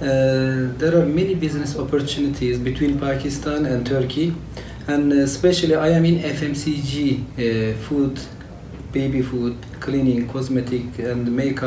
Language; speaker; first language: English; non-native, fluent; Turkish